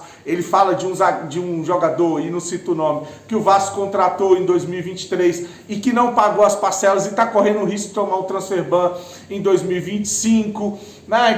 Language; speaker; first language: Portuguese; native; Portuguese